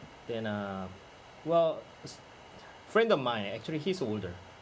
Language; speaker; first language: English; non-native, fluent; Korean